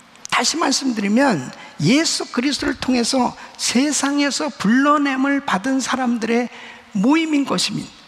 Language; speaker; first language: Korean; native; Korean